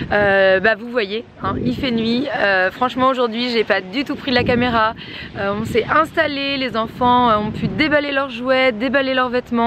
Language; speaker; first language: French; native; French